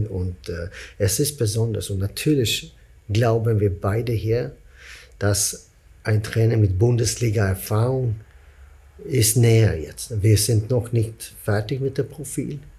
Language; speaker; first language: German; non-native, fluent; Swedish